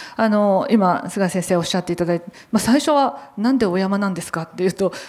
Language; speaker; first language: Japanese; native; Japanese